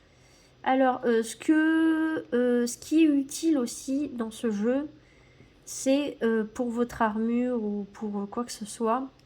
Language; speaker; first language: French; native; French